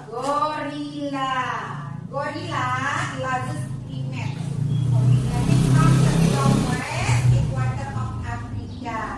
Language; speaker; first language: English; non-native, learner; Indonesian